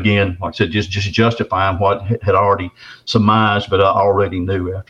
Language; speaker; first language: English; native; English